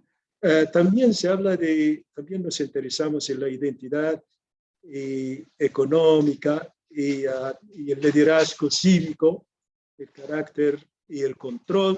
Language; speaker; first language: Spanish; non-native, fluent; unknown